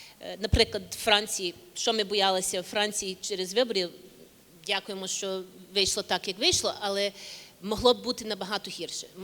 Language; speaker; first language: Ukrainian; early bilingual, heritage; English